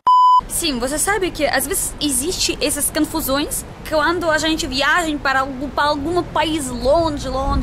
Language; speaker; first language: Portuguese; non-native, fluent; Russian